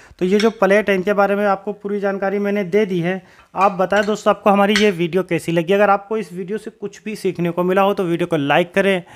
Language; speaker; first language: Hindi; native; Hindi